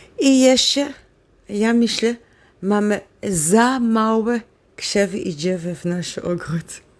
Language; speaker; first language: Polish; non-native, learner; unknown